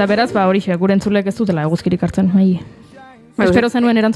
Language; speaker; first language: Basque; native; Basque